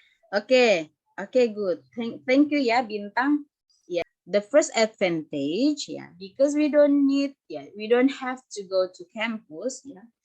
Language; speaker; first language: English; non-native, fluent; Indonesian